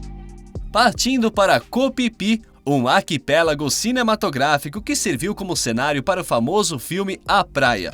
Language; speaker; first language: Portuguese; native; Portuguese